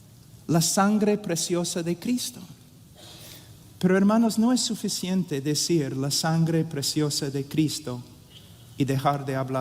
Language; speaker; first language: Spanish; non-native, fluent; English